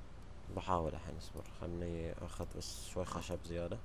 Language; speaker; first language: Arabic; native; Arabic